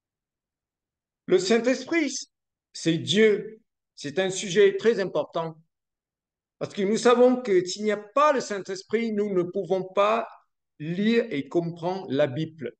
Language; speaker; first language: French; non-native, fluent; Vietnamese